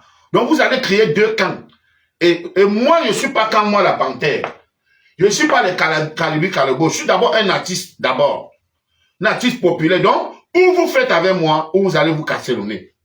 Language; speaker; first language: French; native; French